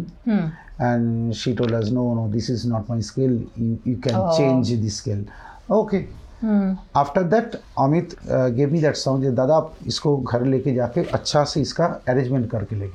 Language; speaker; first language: English; non-native, local second language; Bangla